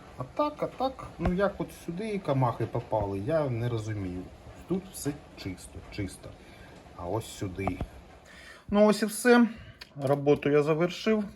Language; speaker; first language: Ukrainian; non-native, local second language; Russian